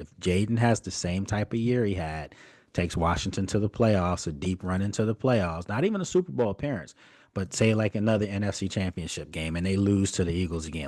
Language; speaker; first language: English; native; English